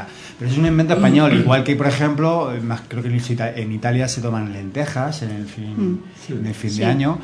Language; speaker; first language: Spanish; native; Spanish